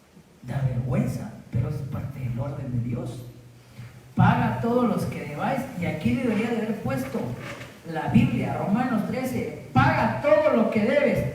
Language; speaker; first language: Spanish; native; Spanish